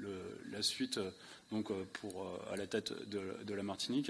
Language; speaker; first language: French; native; French